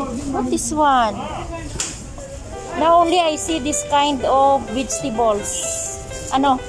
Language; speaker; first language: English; non-native, learner; Filipino